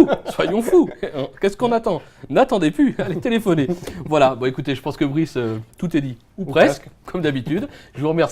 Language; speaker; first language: French; native; French